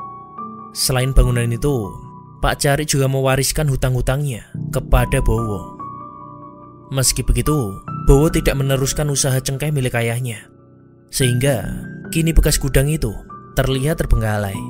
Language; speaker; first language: Indonesian; native; Indonesian